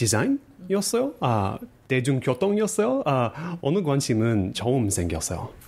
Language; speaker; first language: Korean; non-native, fluent; English